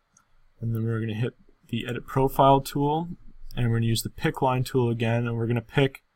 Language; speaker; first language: English; native; English